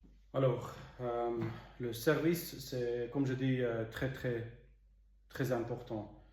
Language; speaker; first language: French; non-native, local second language; German